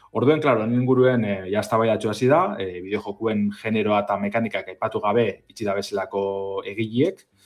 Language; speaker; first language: Basque; native; Basque